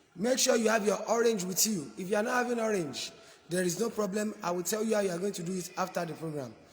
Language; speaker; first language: English; non-native, local second language; Yoruba